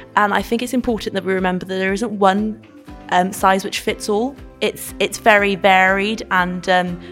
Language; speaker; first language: English; native; English